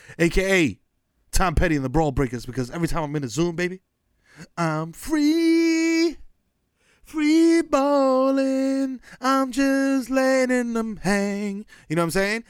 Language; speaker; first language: English; early bilingual, other home language; Spanish